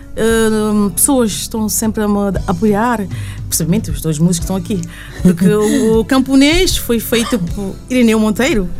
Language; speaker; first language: Portuguese; non-native, local second language; Kabuverdianu